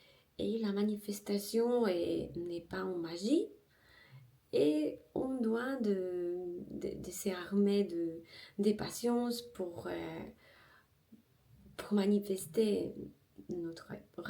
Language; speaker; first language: French; non-native, learner; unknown